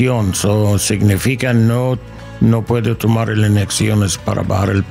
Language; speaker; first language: Spanish; non-native, fluent; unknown